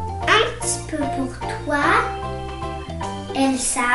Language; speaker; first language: French; non-native, learner; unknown